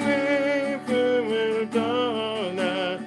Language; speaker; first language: Korean; native; Korean